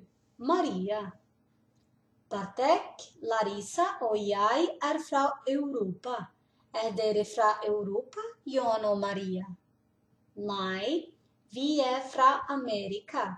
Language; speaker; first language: Norwegian; non-native, learner; Portuguese